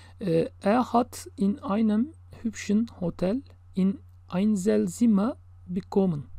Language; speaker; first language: German; non-native, fluent; Turkish